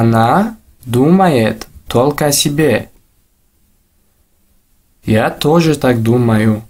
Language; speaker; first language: Russian; non-native, local second language; Tajik